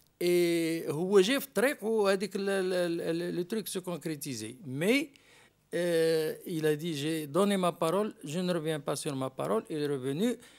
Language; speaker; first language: French; non-native, local second language; Arabic